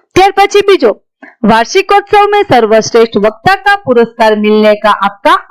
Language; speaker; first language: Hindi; non-native, local second language; Gujarati